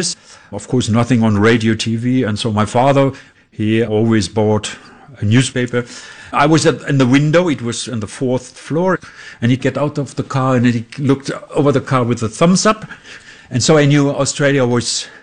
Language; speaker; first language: English; non-native, learner; German